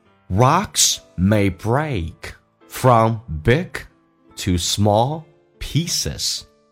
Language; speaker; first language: English; non-native, fluent; Chinese